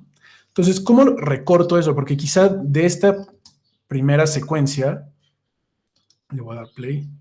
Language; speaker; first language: Spanish; native; Spanish